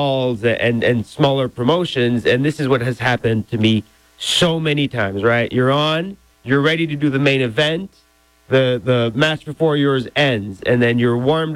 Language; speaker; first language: English; non-native, fluent; French